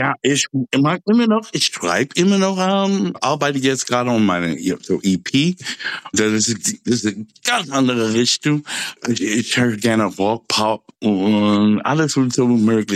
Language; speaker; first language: German; non-native, fluent; English